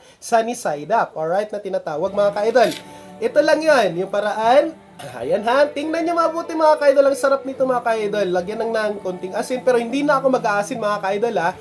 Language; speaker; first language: Filipino; non-native, local second language; Cebuano